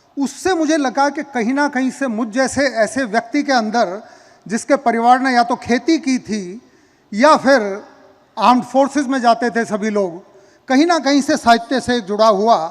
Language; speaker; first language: Hindi; native; Hindi